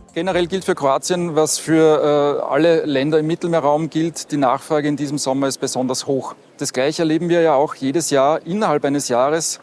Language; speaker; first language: German; native; German